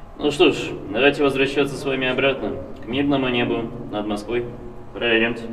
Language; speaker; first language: Russian; native; Russian